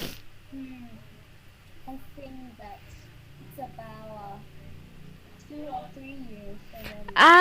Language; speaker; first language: English; non-native, learner; Vietnamese